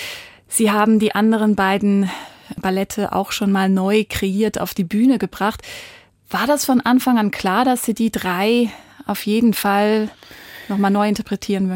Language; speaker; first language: German; native; German